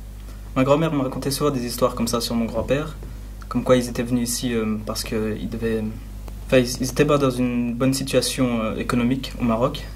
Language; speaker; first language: French; early bilingual, other home language; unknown